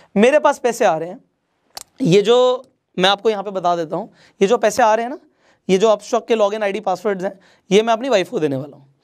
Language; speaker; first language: Hindi; non-native, local second language; Marathi